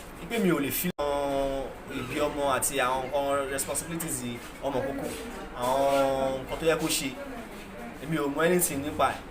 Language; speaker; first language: Yoruba; non-native, local second language; Igbo